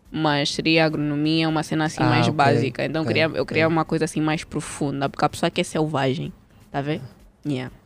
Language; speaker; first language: Portuguese; early bilingual, heritage; Portuguese